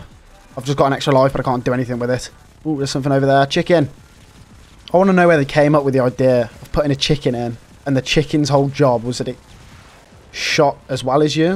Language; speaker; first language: English; native; English